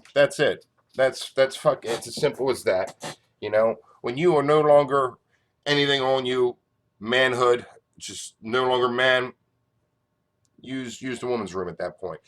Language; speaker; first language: English; native; English